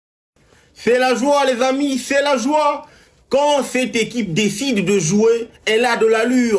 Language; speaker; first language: French; non-native, local second language; Lingala